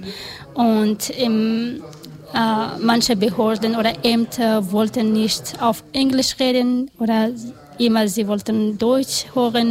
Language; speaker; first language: German; non-native, learner; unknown